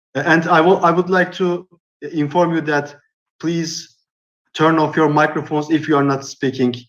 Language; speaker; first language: English; non-native, fluent; Turkish